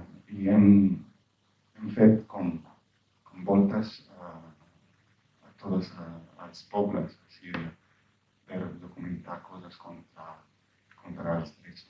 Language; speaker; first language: Catalan; non-native, fluent; Arabic